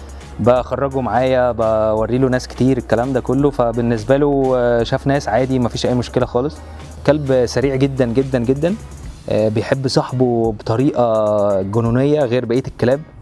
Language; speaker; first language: Arabic; native; Arabic